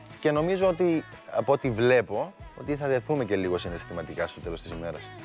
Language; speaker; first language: Greek; native; Greek